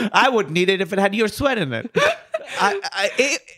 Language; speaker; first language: English; non-native, local second language; Urdu